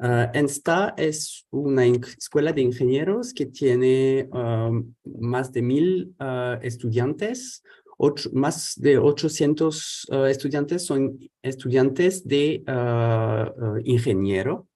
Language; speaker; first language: Spanish; non-native, fluent; French